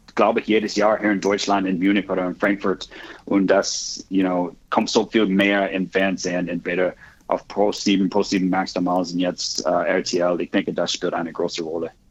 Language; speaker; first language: German; non-native, learner; English